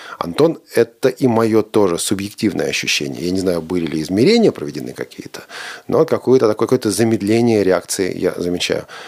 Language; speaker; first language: Russian; native; Russian